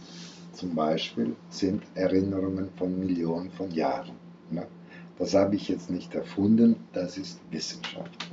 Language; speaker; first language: German; non-native, fluent; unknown